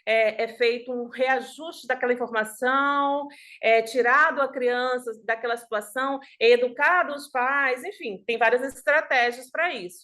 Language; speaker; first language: Portuguese; native; Portuguese